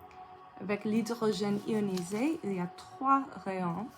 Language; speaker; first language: French; non-native, learner; English